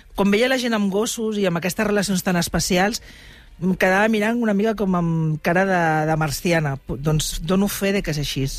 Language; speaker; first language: Catalan; native; Catalan